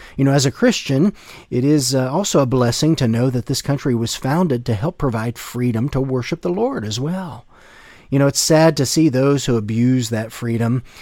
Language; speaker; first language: English; native; English